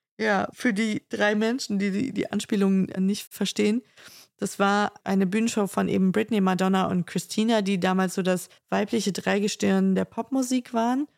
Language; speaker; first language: German; native; German